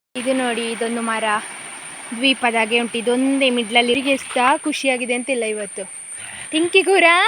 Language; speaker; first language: Kannada; native; Kannada